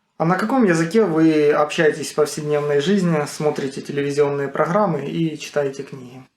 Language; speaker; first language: Russian; native; Russian